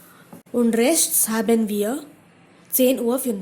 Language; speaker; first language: German; non-native, fluent; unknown